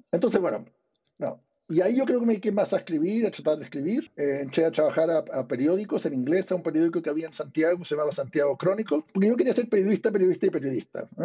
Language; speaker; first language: Spanish; early bilingual, other home language; English